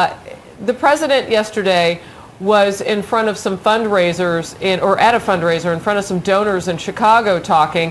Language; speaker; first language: English; native; English